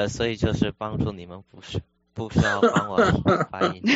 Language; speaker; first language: Chinese; early bilingual, heritage; Chinese